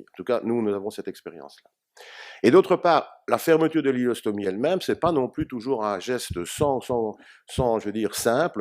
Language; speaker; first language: French; native; French